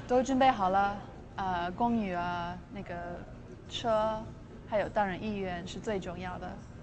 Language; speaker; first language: Chinese; non-native, fluent; English